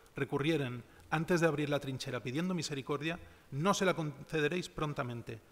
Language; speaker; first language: Spanish; non-native, local second language; Catalan